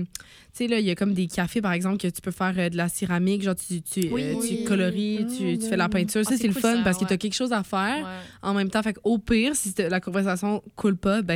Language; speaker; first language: French; native; French